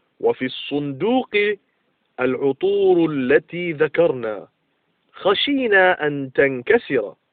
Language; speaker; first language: Arabic; non-native, fluent; English